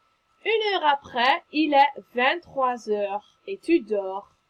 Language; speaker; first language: French; non-native, fluent; Dutch